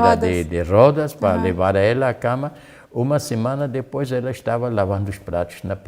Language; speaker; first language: Portuguese; non-native, fluent; German